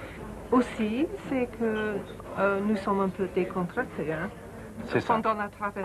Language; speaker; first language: French; non-native, fluent; English